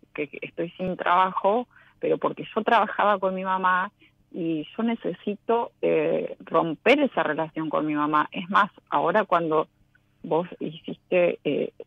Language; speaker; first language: Spanish; native; Spanish